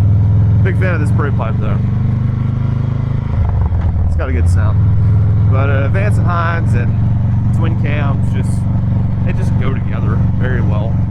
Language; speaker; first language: English; native; English